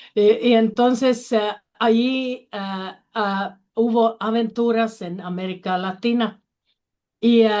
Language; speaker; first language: Spanish; non-native, learner; Finnish